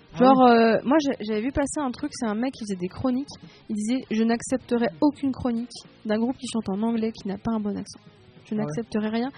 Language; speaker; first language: French; native; French